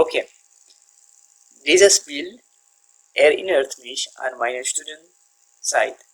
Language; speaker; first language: German; non-native, fluent; Tigrinya